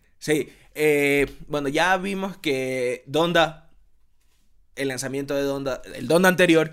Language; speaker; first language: Spanish; native; Spanish